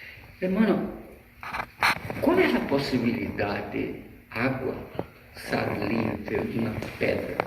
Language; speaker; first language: Spanish; non-native, fluent; Portuguese